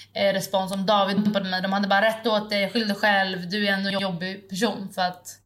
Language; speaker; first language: Swedish; early bilingual, other home language; Italian